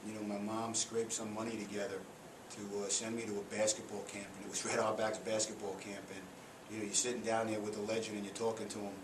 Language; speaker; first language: English; native; English